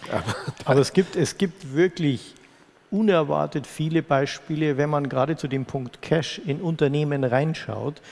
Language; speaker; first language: German; native; German